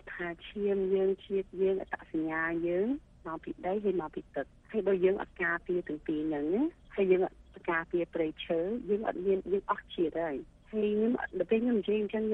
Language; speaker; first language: Khmer; early bilingual, heritage; Khmer